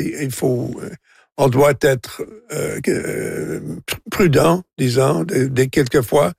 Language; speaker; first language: French; non-native, local second language; English